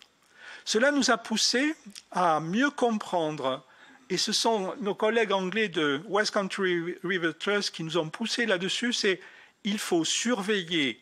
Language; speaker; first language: French; native; French